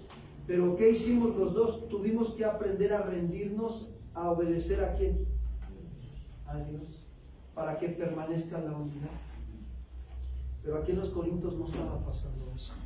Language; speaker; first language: Spanish; native; Spanish